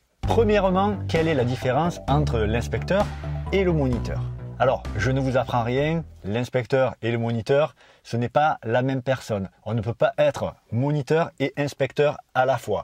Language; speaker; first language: French; native; French